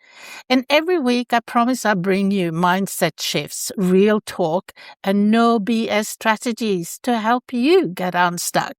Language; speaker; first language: English; non-native, fluent; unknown